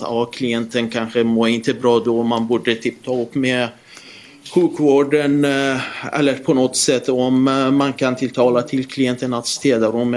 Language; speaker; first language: Swedish; non-native, fluent; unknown